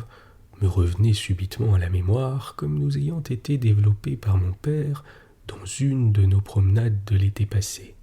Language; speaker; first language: French; native; French